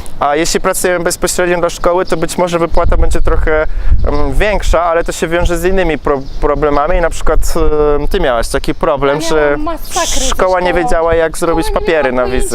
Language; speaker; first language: Polish; native; Polish